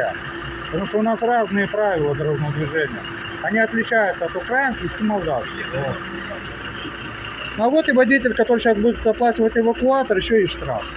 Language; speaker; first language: Russian; native; Russian